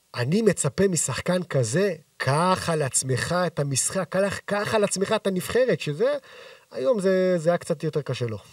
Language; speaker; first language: Hebrew; native; Hebrew